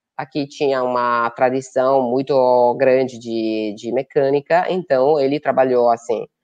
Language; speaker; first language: Portuguese; non-native, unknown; Italian